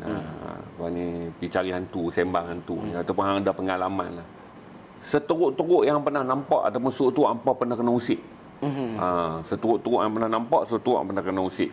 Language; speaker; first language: Malay; native; Malay